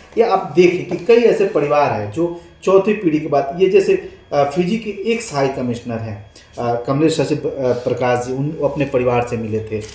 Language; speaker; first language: Hindi; native; Hindi